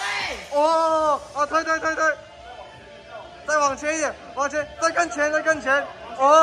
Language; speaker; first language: Chinese; native; Chinese